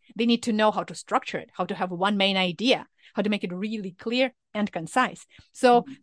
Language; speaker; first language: English; non-native, fluent; Ukrainian